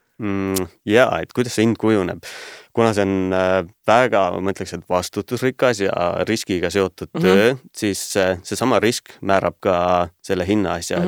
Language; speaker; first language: Estonian; native; Estonian